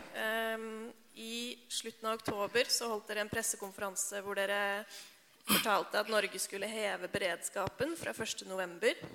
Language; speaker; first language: Norwegian; native; Norwegian